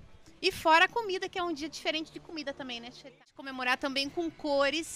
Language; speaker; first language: Portuguese; native; Portuguese